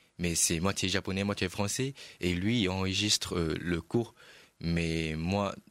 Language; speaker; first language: French; non-native, learner; Chinese